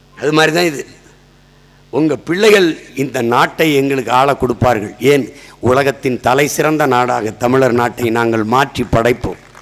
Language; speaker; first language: Tamil; native; Tamil